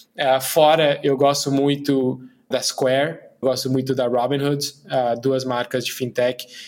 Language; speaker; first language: Portuguese; non-native, fluent; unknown